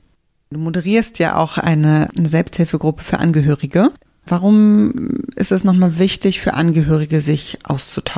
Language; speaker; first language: German; native; German